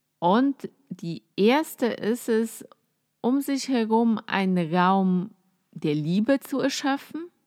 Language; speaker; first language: German; non-native, fluent; Polish